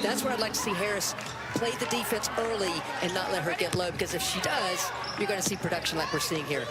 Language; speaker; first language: English; native; English